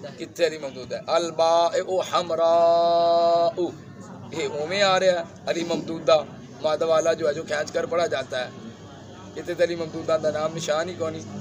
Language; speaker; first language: Urdu; non-native, local second language; Punjabi